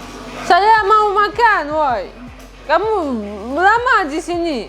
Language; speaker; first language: Indonesian; non-native, learner; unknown